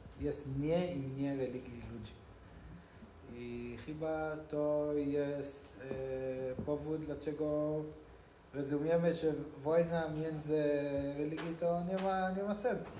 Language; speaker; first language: Polish; non-native, learner; Hebrew